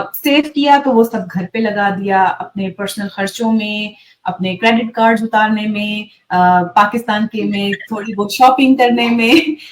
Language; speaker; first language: Urdu; native; Urdu